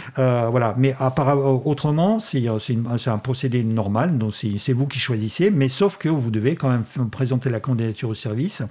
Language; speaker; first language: French; non-native, fluent; Russian